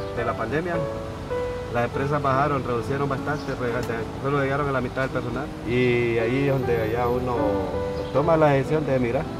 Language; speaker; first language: Spanish; native; Spanish